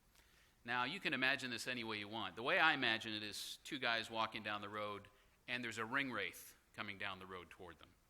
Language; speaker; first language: English; native; English